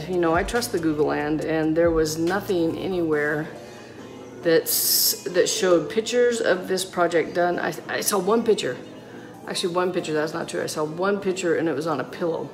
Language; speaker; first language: English; native; English